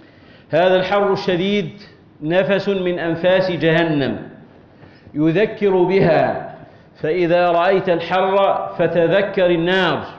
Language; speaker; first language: Arabic; native; Arabic